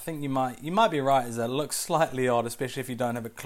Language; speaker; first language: English; native; English